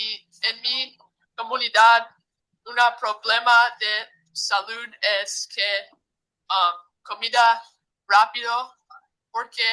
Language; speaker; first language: Spanish; non-native, learner; English